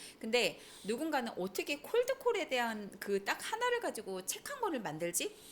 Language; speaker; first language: Korean; native; Korean